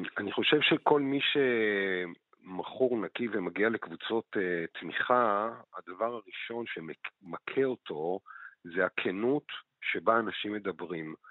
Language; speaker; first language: Hebrew; native; Hebrew